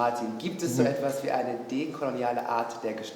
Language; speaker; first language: German; native; German